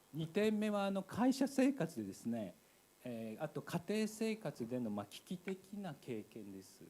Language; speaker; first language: Japanese; native; Japanese